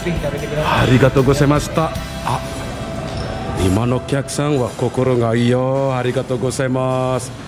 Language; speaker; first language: Japanese; non-native, fluent; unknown